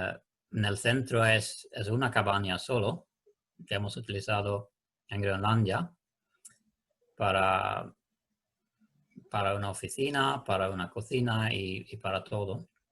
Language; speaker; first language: Spanish; non-native, learner; Swedish